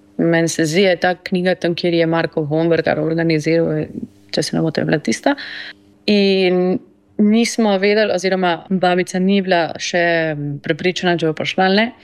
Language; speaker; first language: Slovenian; early bilingual, heritage; Slovenian